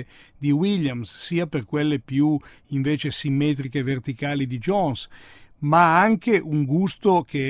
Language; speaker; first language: Italian; native; Italian